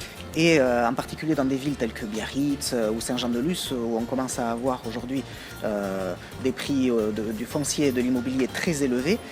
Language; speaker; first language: French; native; French